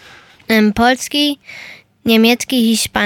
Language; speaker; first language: Polish; early bilingual, heritage; Polish